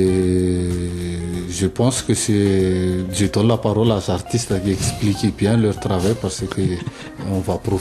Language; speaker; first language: French; non-native, local second language; Malagasy